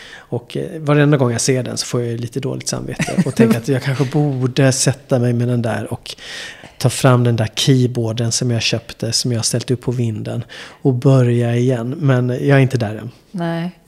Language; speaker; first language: Swedish; native; Swedish